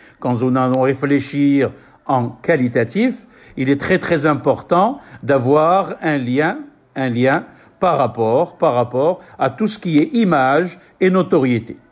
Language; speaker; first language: French; non-native, local second language; Arabic